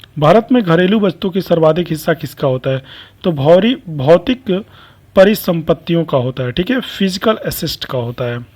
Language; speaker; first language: Hindi; native; Hindi